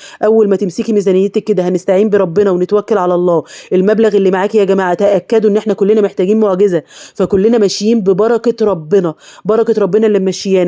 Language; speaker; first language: Arabic; native; Arabic